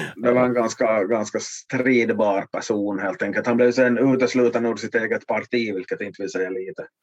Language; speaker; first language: Swedish; native; Swedish